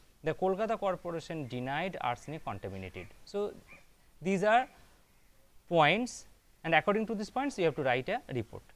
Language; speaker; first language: English; non-native, local second language; Bangla